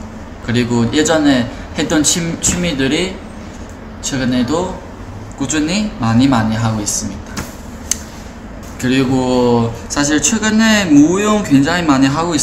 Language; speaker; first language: Korean; non-native, fluent; Chinese